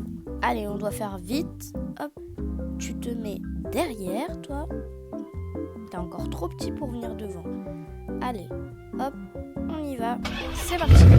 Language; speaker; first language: French; native; French